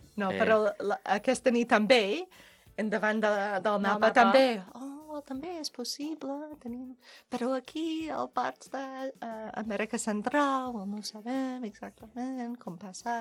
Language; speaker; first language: Catalan; non-native, learner; English